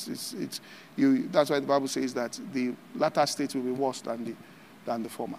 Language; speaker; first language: English; non-native, local second language; Yoruba